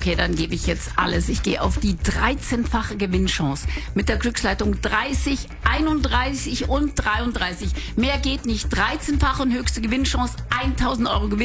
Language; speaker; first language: German; native; German